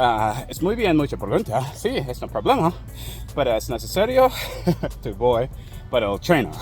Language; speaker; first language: Spanish; non-native, learner; English